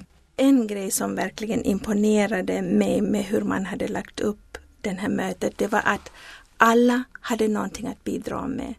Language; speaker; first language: Swedish; non-native, fluent; Zulu